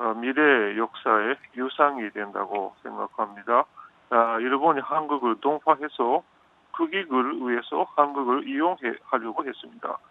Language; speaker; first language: Korean; non-native, fluent; Japanese